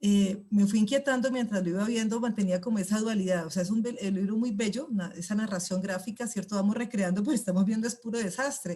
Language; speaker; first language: Spanish; native; Spanish